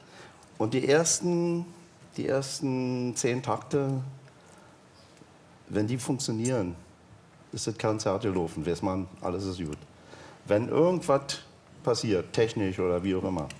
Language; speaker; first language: German; native; German